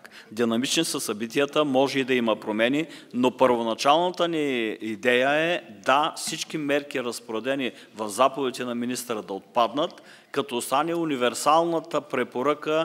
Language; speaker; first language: Bulgarian; native; Bulgarian